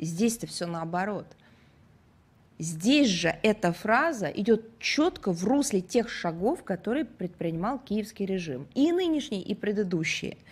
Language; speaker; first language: Russian; native; Russian